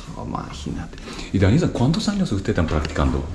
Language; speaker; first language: Spanish; non-native, learner; Japanese